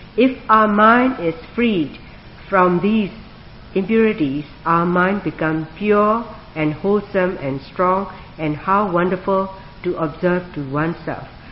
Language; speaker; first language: English; non-native, fluent; Burmese